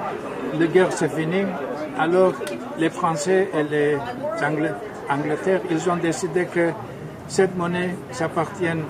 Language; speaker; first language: French; non-native, fluent; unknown